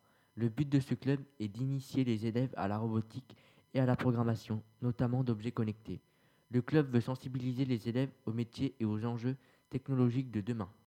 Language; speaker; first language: French; native; French